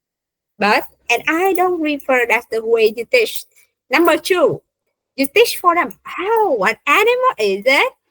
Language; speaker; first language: English; non-native, fluent; Vietnamese